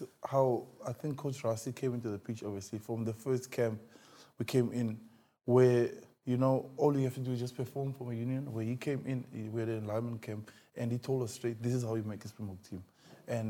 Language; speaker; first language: English; non-native, local second language; Xhosa